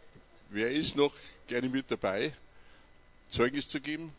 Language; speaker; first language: German; native; German